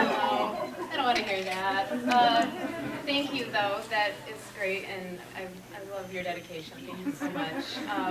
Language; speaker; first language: English; native; English